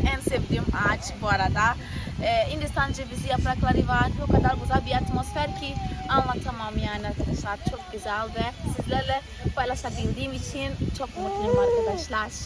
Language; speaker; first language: Turkish; early bilingual, heritage; Turkish